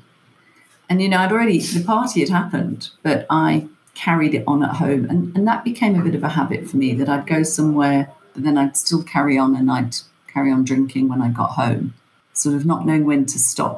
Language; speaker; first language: English; native; English